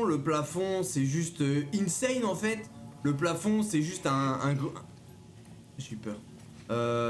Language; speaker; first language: French; native; French